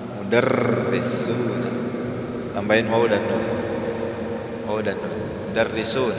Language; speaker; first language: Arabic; non-native, fluent; Indonesian